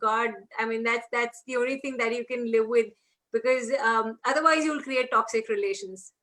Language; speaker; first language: English; non-native, local second language; Hindi